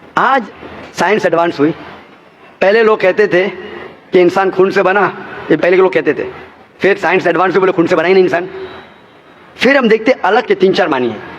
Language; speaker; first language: Hindi; non-native, local second language; Konkani